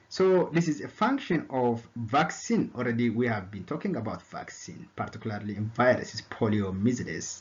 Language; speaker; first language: English; non-native, local second language; Amharic